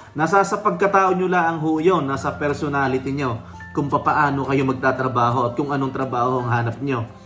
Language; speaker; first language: Filipino; native; Filipino